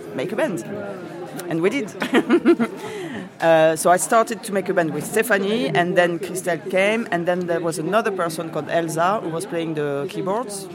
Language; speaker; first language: English; non-native, fluent; French